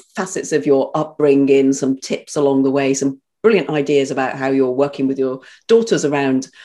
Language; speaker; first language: English; native; English